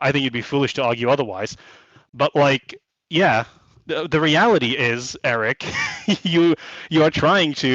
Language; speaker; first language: English; native; English